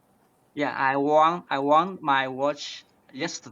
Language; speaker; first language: English; non-native, learner; Chinese